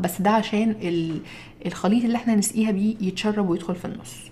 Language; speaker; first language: Arabic; native; Arabic